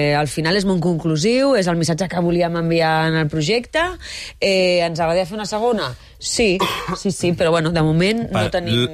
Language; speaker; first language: Catalan; non-native, local second language; Spanish